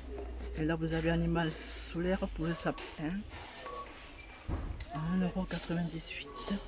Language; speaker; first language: French; native; French